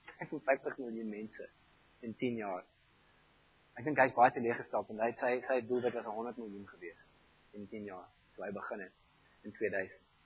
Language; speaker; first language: Afrikaans; non-native, fluent; German